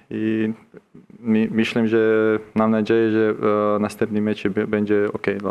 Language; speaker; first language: Polish; non-native, learner; Georgian